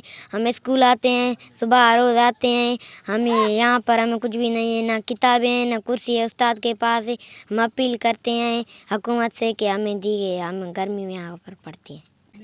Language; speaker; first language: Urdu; non-native, local second language; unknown